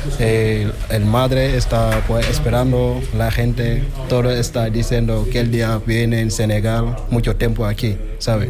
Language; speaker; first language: Spanish; non-native, learner; Wolof